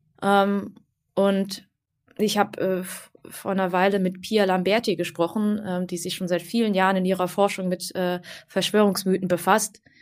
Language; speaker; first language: German; early bilingual, other home language; Vietnamese